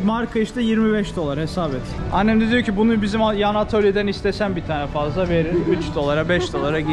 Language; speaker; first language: Turkish; native; Turkish